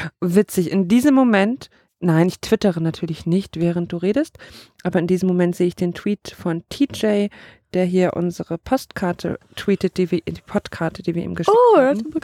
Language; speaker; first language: German; native; German